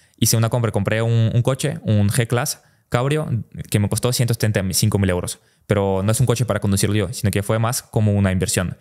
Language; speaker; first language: Spanish; early bilingual, other home language; Russian